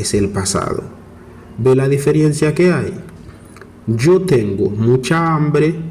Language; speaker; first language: Spanish; non-native, fluent; Haitian Creole